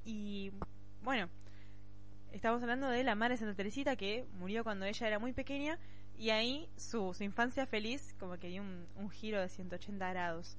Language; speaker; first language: Spanish; native; Spanish